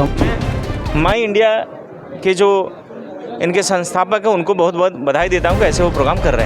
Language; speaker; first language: Hindi; native; Hindi